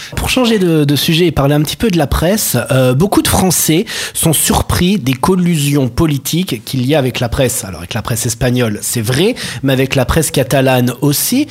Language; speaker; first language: French; native; French